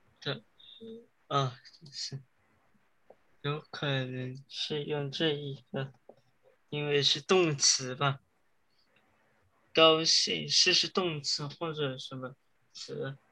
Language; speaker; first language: Chinese; early bilingual, heritage; Chinese